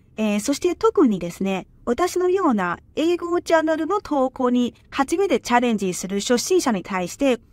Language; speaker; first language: Japanese; non-native, fluent; Chinese